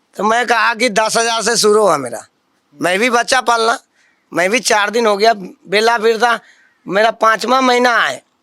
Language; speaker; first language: Hindi; non-native, local second language; Punjabi